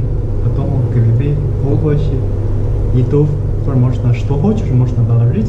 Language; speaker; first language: Russian; non-native, learner; Chinese